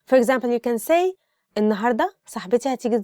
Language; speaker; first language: Arabic; native; Arabic